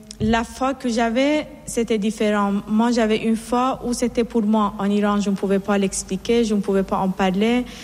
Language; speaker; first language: French; non-native, fluent; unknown